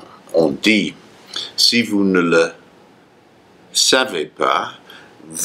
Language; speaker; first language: French; non-native, fluent; English